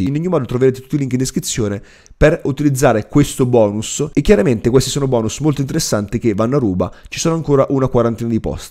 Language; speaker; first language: Italian; native; Italian